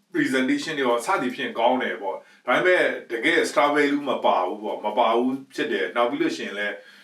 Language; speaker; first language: Burmese; native; Burmese